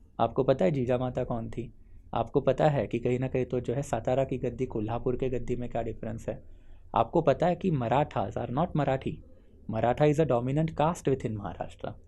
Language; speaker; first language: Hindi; non-native, local second language; Marathi